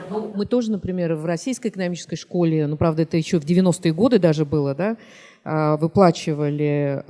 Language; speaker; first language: Russian; native; Russian